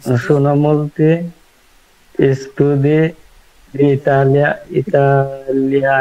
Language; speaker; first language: Italian; non-native, learner; Bangla